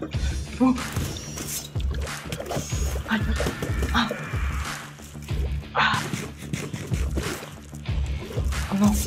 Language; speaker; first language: French; native; French